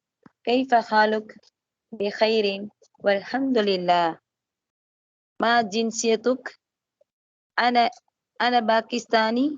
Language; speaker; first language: Arabic; non-native, learner; Tamil